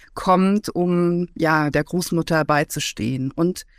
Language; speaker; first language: German; native; German